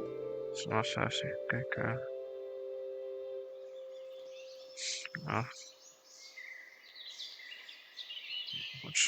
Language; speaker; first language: Spanish; non-native, learner; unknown